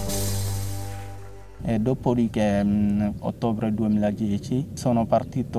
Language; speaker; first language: Italian; non-native, fluent; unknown